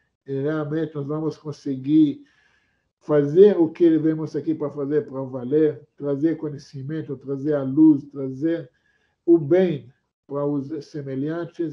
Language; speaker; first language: Portuguese; non-native, fluent; Hebrew